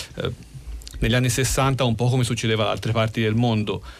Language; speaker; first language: Italian; native; Italian